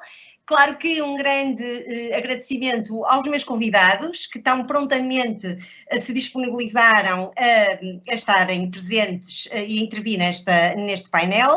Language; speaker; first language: Portuguese; native; Portuguese